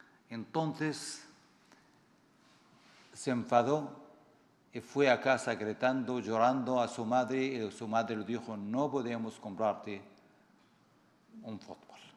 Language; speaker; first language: Spanish; non-native, fluent; Arabic